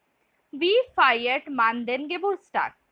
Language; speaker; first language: German; non-native, fluent; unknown